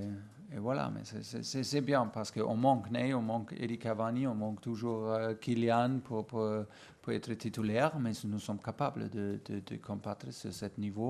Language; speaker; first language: French; non-native, fluent; German